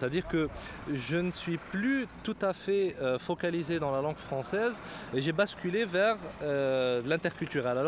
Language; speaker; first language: French; non-native, local second language; Arabic